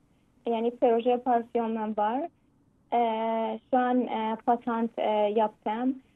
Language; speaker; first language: Turkish; non-native, learner; Persian